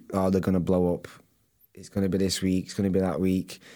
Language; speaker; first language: English; native; English